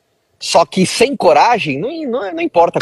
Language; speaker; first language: Portuguese; native; Portuguese